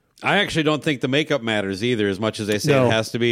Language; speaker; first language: English; native; English